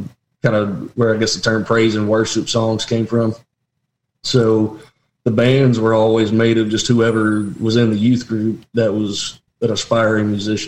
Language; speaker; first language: English; native; English